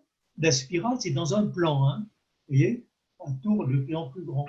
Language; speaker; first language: French; native; French